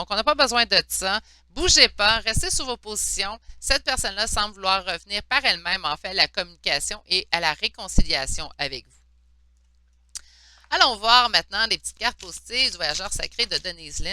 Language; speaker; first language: French; native; French